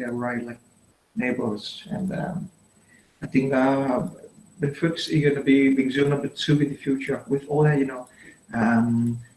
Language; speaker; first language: English; non-native, fluent; Vietnamese